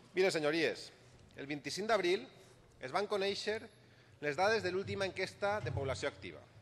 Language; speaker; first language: Catalan; native; Catalan